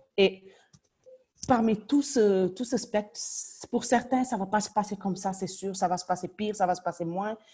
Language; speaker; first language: French; non-native, local second language; Wolof